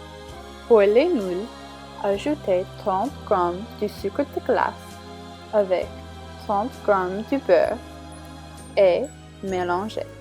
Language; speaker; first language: French; non-native, learner; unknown